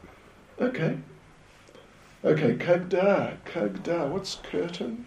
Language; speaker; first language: Russian; non-native, learner; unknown